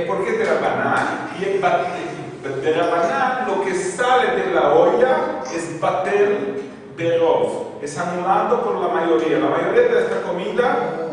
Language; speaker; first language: Spanish; non-native, fluent; Portuguese